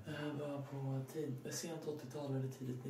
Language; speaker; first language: Swedish; native; Swedish